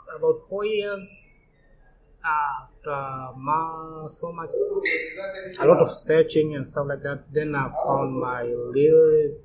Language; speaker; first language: English; non-native, local second language; Swahili